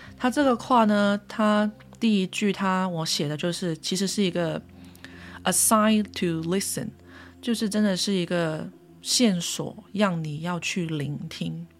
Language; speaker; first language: Chinese; non-native, local second language; Cantonese